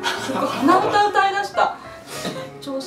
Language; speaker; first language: Japanese; native; Japanese